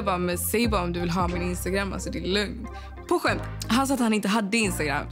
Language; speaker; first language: Swedish; early bilingual, other home language; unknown